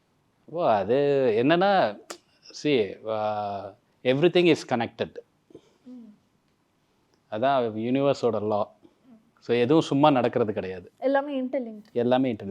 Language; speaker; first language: Tamil; native; Tamil